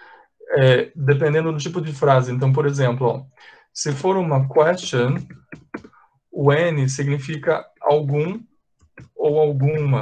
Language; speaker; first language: Portuguese; native; Portuguese